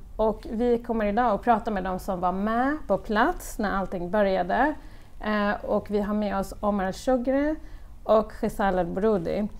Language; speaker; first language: Swedish; native; Swedish